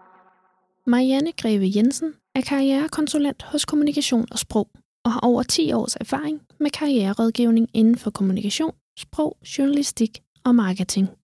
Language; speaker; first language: Danish; native; Danish